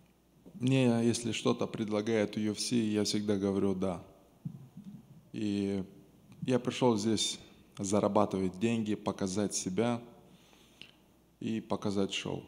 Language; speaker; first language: Russian; non-native, local second language; Romanian